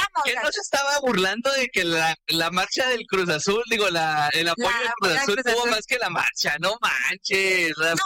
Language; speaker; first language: Spanish; native; Spanish